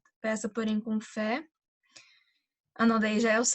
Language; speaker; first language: Portuguese; native; Portuguese